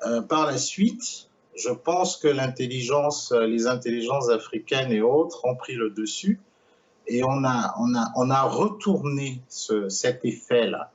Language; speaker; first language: French; native; French